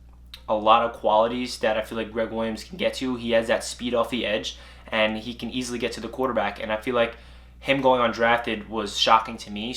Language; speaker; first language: English; native; English